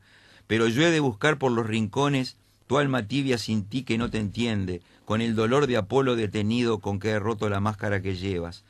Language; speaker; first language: Spanish; native; Spanish